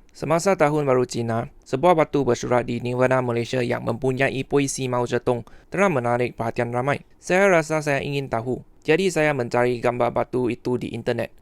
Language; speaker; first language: Malay; non-native, fluent; Chinese